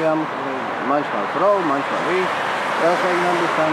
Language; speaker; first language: German; non-native, learner; Turkish